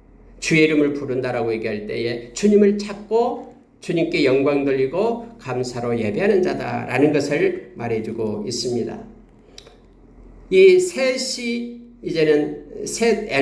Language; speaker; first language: Korean; native; Korean